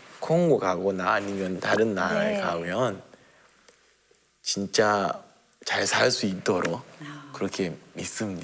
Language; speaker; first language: Korean; non-native, fluent; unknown